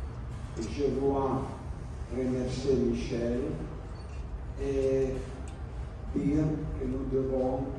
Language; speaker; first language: French; non-native, learner; Italian